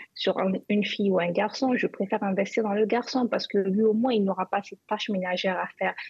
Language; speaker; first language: French; non-native, local second language; Hausa